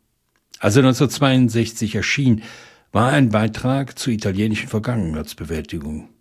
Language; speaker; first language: German; native; German